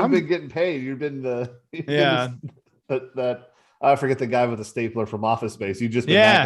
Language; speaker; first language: English; native; English